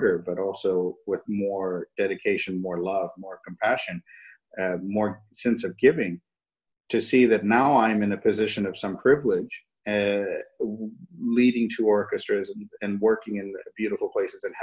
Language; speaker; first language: English; native; English